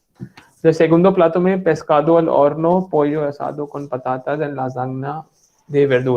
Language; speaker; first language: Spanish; non-native, fluent; Hindi